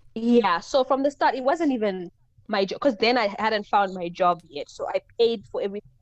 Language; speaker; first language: English; non-native, local second language; Shona